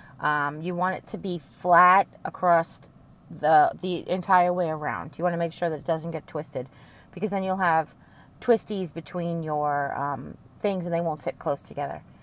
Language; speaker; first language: English; native; English